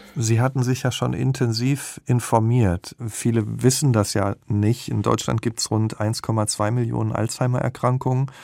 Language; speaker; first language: German; native; German